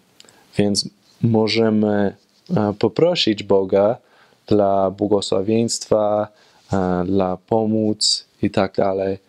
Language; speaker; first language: Polish; non-native, learner; English